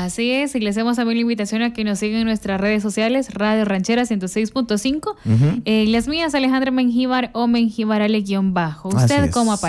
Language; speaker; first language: Spanish; native; Spanish